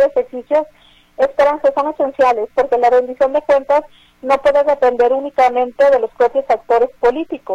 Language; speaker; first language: Spanish; native; Spanish